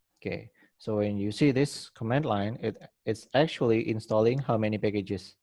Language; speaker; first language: English; non-native, fluent; Indonesian